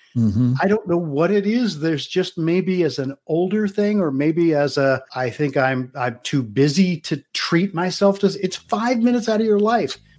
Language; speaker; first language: English; native; English